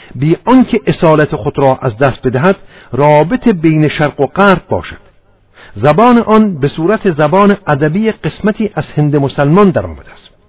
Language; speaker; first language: Persian; non-native, local second language; Armenian